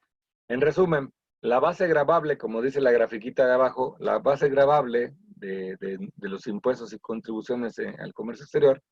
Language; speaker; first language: Spanish; native; Spanish